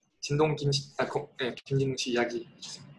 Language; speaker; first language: Korean; native; Korean